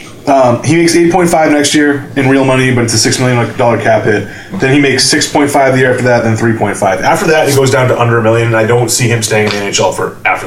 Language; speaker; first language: English; native; English